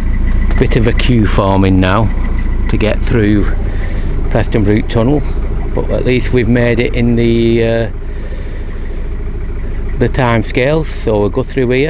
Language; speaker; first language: English; native; English